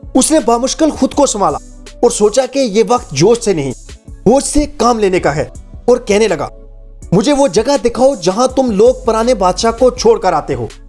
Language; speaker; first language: Urdu; native; Urdu